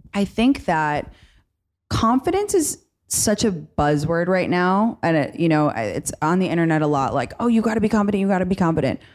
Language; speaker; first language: English; native; English